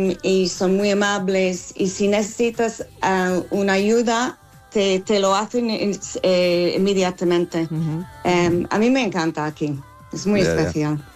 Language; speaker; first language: Spanish; non-native, learner; English